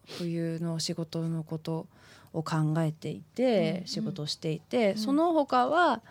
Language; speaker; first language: Japanese; native; Japanese